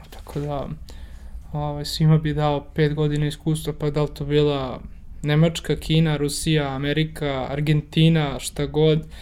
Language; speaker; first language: Serbian; native; Serbian